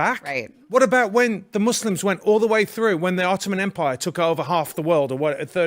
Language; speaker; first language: English; native; English